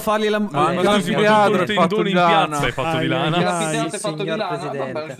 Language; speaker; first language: Italian; native; Italian